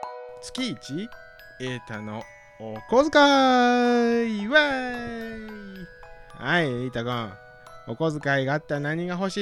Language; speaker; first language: Japanese; native; Japanese